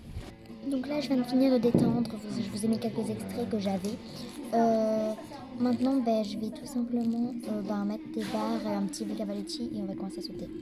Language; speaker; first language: French; native; French